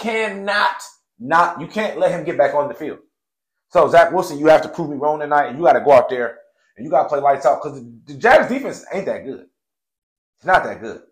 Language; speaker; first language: English; native; English